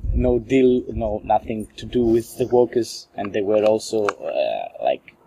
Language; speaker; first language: English; non-native, fluent; Greek